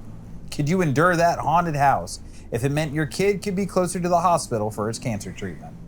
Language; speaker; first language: English; native; English